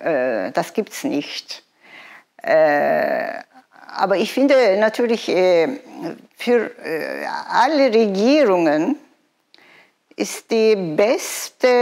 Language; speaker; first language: German; non-native, fluent; Turkish